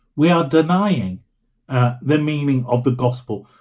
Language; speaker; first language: English; native; English